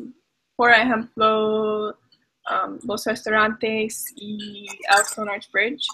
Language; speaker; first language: Spanish; non-native, learner; English